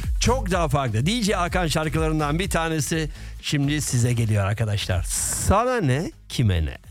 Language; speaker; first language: Turkish; early bilingual, heritage; Turkish